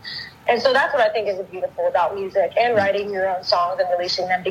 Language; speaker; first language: English; native; English